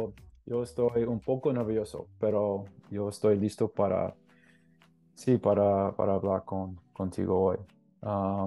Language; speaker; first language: Spanish; non-native, learner; English